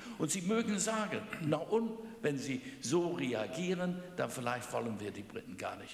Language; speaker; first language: German; non-native, fluent; English